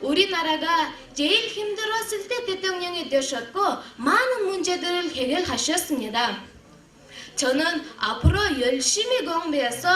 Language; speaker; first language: Korean; non-native, learner; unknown